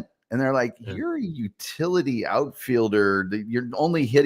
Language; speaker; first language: English; native; English